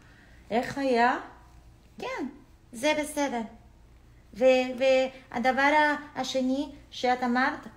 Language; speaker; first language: Hebrew; non-native, fluent; English